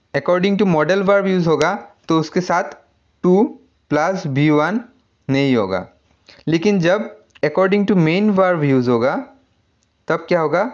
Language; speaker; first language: Hindi; non-native, local second language; Assamese